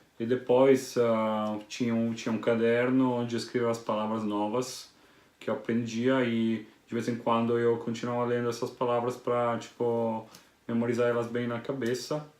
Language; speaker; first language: Portuguese; non-native, fluent; Italian